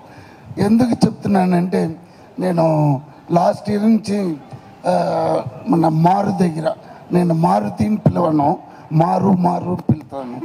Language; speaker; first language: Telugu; non-native, learner; Tamil